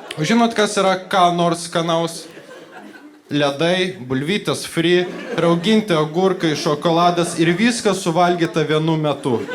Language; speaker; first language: Lithuanian; non-native, local second language; Polish